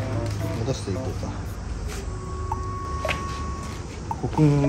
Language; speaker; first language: Japanese; native; Japanese